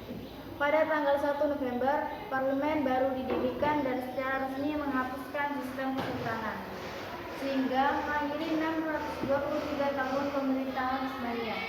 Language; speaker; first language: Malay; non-native, local second language; Madurese